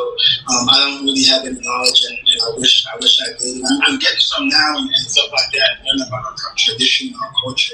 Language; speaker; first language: English; early bilingual, other home language; Igbo